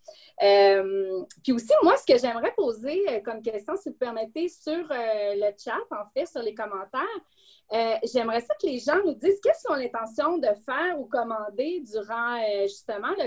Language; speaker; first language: French; native; French